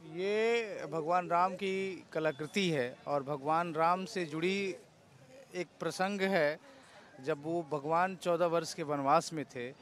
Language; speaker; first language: Hindi; native; Hindi